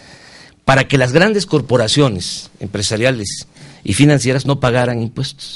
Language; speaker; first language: Spanish; native; Spanish